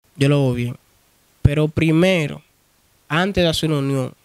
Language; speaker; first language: Spanish; non-native, fluent; Haitian Creole